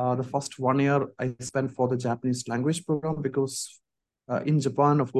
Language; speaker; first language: English; non-native, local second language; Malayalam